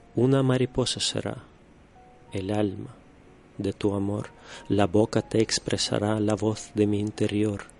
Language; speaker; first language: Spanish; non-native, fluent; Russian